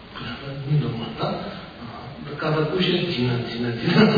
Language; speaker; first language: Russian; non-native, learner; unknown